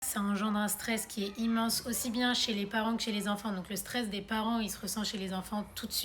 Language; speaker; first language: French; native; French